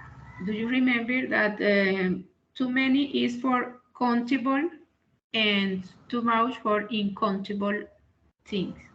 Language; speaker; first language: English; non-native, learner; Spanish